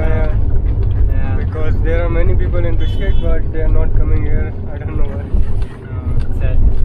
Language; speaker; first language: English; non-native, local second language; Marathi